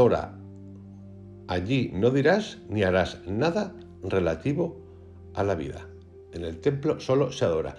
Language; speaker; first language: Spanish; native; Spanish